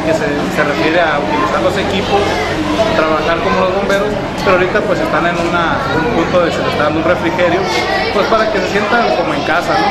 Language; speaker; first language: Spanish; native; Spanish